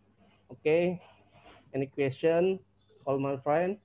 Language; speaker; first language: English; non-native, learner; Indonesian